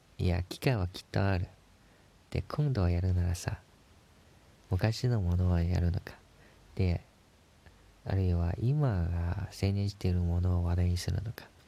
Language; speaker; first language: Japanese; non-native, fluent; Chinese